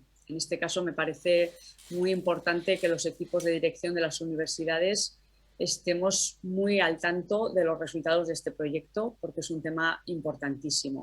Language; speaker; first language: Spanish; native; Spanish